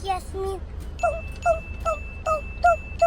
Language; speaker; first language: Korean; early bilingual, heritage; Korean